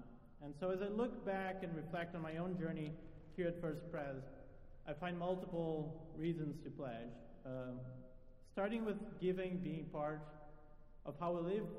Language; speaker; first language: English; non-native, fluent; Portuguese